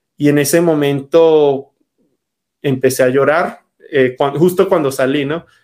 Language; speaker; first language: Spanish; native; Spanish